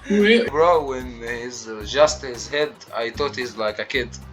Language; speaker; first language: English; non-native, learner; Arabic